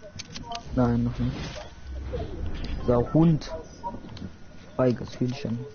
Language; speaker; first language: German; native; German